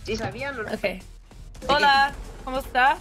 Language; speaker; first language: Spanish; non-native, learner; English